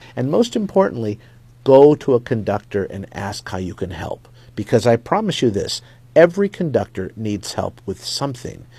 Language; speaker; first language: English; native; English